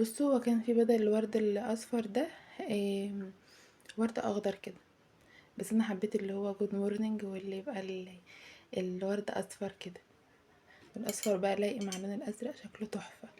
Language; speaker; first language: Arabic; native; Arabic